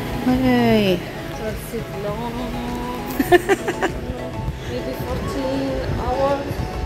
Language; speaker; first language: English; non-native, learner; Arabic